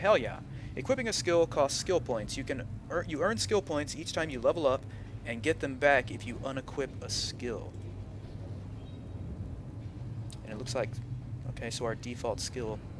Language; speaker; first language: English; native; English